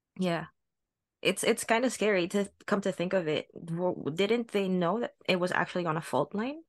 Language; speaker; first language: English; non-native, local second language; Filipino